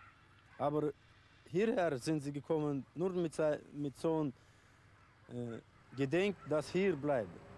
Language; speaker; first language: German; early bilingual, heritage; German